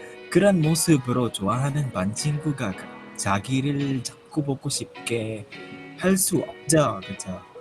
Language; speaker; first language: Korean; non-native, learner; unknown